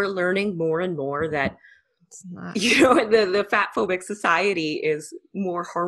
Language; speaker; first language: English; native; English